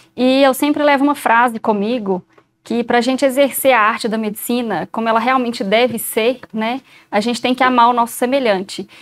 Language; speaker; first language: Portuguese; native; Portuguese